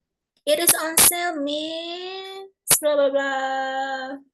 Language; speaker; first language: English; non-native, fluent; Indonesian